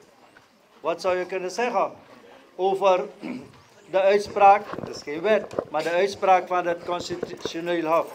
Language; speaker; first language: Dutch; native; Dutch